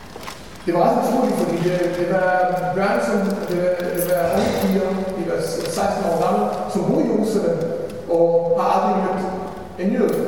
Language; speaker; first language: Danish; non-native, fluent; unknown